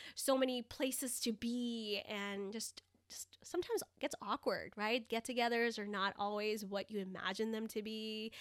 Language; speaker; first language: English; early bilingual, other home language; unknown